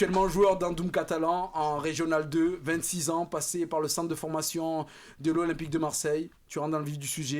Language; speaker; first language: French; native; French